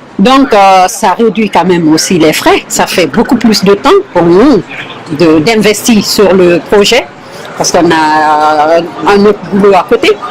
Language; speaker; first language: French; non-native, local second language; Fula